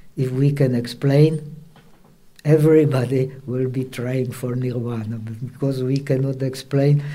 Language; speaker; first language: English; non-native, fluent; Czech